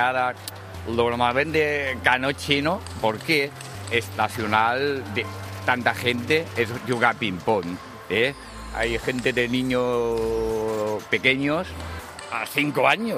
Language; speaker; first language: Spanish; non-native, learner; Chinese